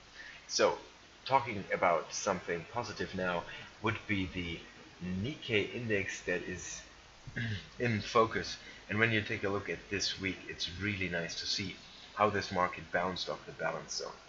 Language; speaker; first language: English; non-native, fluent; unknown